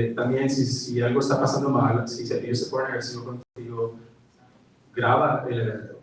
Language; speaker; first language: Spanish; early bilingual, heritage; Spanish